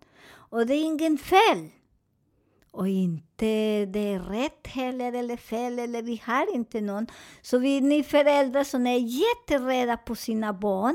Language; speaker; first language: Swedish; non-native, fluent; Spanish